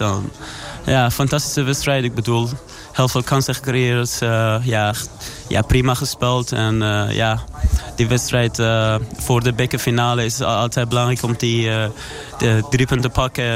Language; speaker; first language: Dutch; non-native, learner; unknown